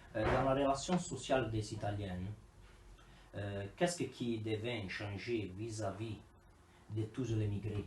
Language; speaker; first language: French; non-native, learner; Italian